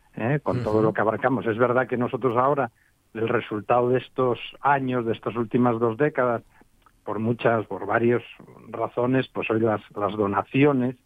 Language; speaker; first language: Spanish; native; Spanish